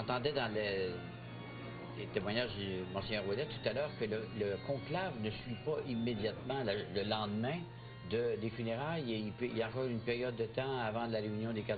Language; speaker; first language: French; native; French